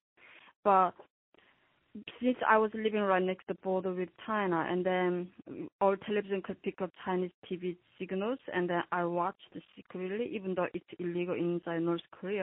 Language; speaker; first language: English; non-native, fluent; Korean